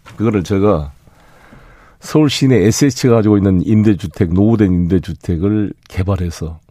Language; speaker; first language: Korean; native; Korean